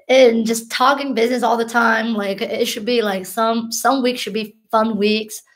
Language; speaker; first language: English; early bilingual, other home language; Hmong